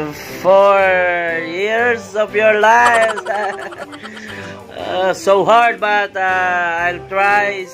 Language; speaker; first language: English; non-native, local second language; Filipino